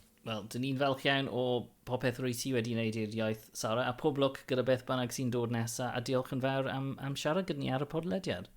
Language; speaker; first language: Welsh; non-native, local second language; English